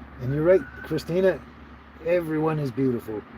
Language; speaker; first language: English; native; English